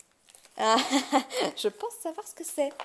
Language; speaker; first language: French; native; French